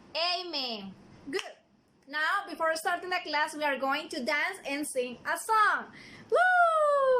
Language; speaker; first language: English; non-native, fluent; Spanish